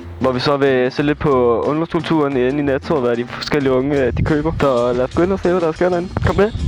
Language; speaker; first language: Danish; native; Danish